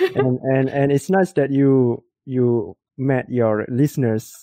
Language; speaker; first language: English; non-native, local second language; Malay